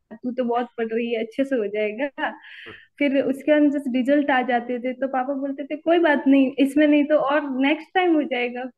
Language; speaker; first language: Hindi; native; Hindi